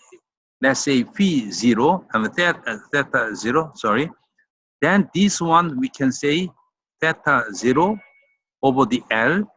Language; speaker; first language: English; non-native, fluent; Korean